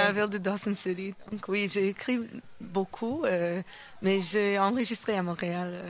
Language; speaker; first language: French; non-native, fluent; English